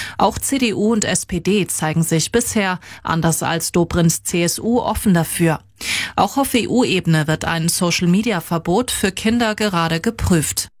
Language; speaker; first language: German; native; German